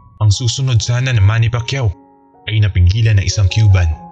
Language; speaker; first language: Filipino; native; Filipino